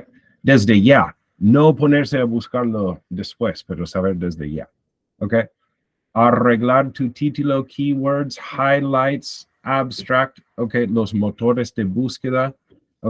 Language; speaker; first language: Spanish; non-native, fluent; English